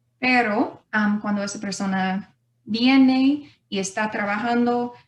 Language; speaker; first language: Spanish; non-native, fluent; English